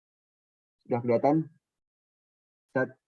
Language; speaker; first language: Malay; non-native, local second language; Indonesian